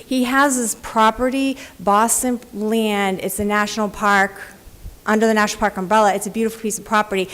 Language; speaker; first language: English; native; English